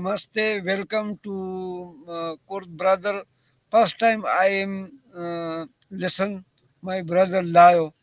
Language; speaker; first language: English; non-native, learner; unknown